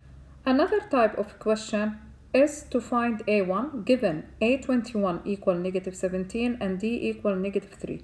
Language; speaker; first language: English; non-native, fluent; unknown